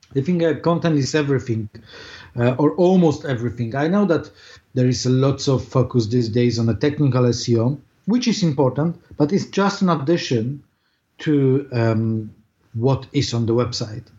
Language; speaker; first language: English; non-native, fluent; Polish